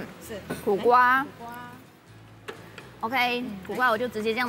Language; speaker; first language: Chinese; native; Chinese